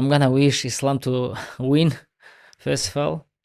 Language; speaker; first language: English; non-native, learner; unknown